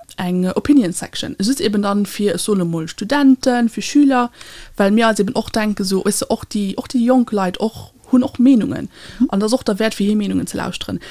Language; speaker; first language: Luxembourgish; native; Luxembourgish